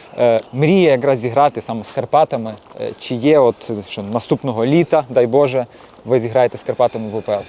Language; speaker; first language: Ukrainian; native; Ukrainian